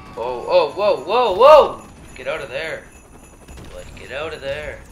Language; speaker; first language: English; native; English